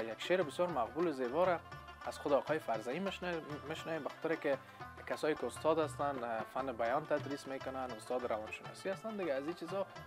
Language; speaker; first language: Persian; native; Persian